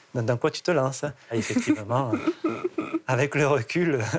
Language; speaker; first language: French; native; French